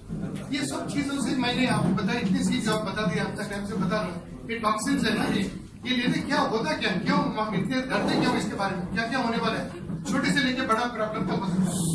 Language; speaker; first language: Hindi; native; Hindi